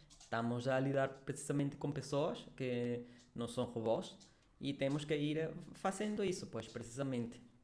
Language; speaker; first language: Portuguese; non-native, fluent; Spanish